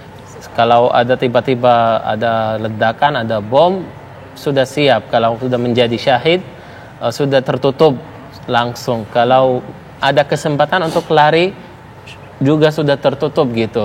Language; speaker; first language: Indonesian; non-native, fluent; Arabic